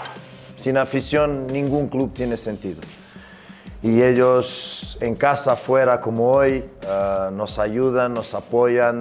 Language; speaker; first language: Spanish; non-native, fluent; Portuguese